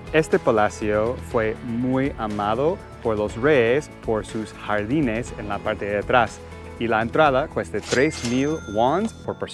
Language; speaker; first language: Spanish; non-native, fluent; English